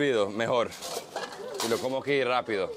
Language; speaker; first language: Spanish; early bilingual, heritage; Spanish